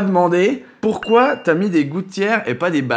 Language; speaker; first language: French; native; French